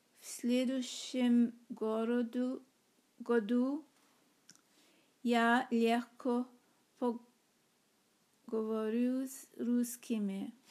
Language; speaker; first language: Russian; non-native, learner; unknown